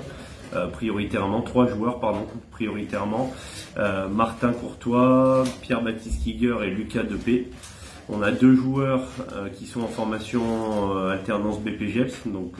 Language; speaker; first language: French; native; French